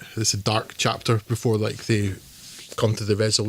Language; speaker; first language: English; native; English